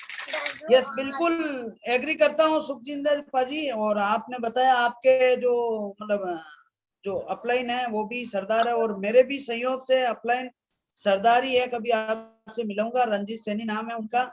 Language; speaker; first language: Hindi; native; Hindi